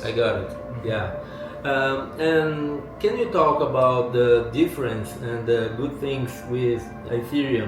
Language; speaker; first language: English; non-native, learner; Portuguese